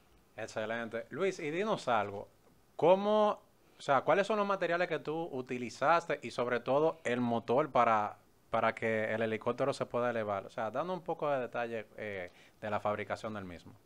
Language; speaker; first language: Spanish; native; Spanish